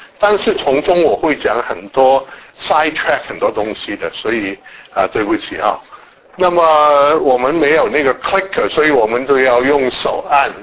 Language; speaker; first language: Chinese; non-native, local second language; Cantonese